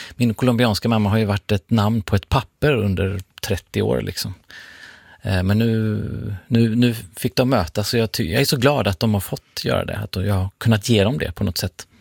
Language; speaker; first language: Swedish; native; Swedish